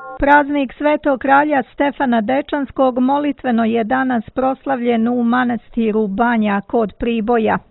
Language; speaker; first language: Serbian; native; Serbian